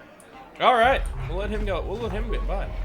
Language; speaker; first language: English; native; English